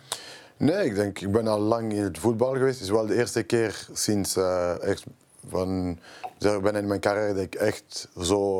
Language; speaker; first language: Dutch; non-native, local second language; French